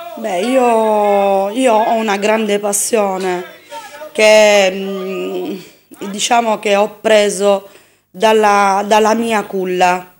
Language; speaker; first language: Italian; native; Italian